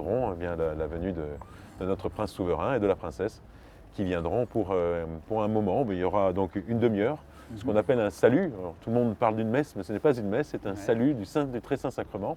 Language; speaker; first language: French; native; French